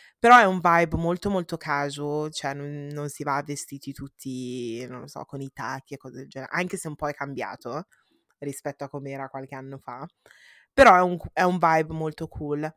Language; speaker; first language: Italian; early bilingual, heritage; Italian